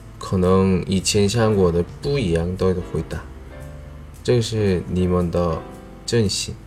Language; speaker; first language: Chinese; non-native, learner; Korean